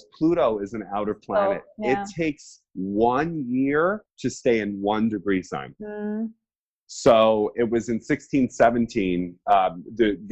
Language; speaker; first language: English; native; English